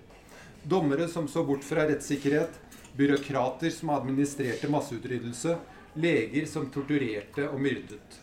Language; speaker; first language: Norwegian; native; Norwegian